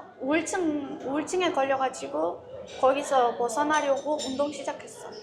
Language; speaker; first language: Korean; non-native, fluent; Uzbek